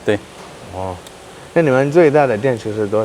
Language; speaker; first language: Chinese; non-native, learner; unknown